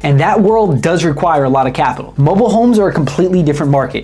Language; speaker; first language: English; native; English